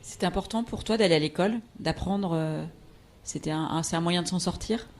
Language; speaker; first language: French; native; French